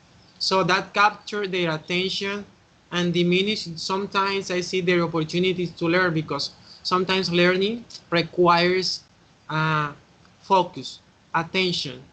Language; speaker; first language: English; non-native, fluent; Spanish